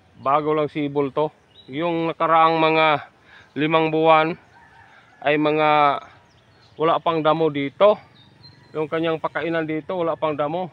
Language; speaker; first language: Filipino; non-native, local second language; Cebuano